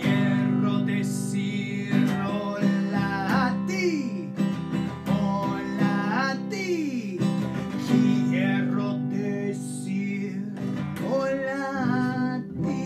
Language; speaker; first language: Spanish; non-native, fluent; English